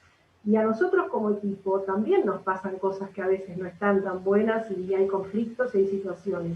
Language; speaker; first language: Spanish; native; Spanish